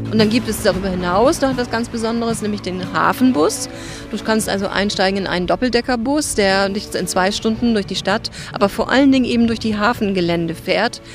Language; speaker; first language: German; native; German